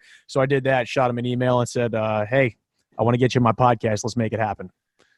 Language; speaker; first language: English; native; English